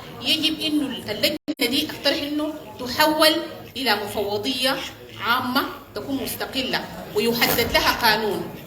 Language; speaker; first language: Arabic; native; Arabic